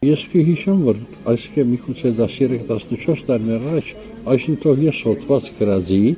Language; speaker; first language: Armenian; early bilingual, heritage; Armenian